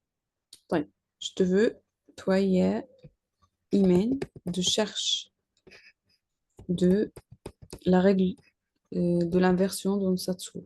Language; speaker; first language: French; non-native, learner; Arabic